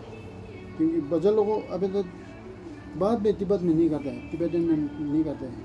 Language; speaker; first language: Hindi; non-native, learner; Tibetan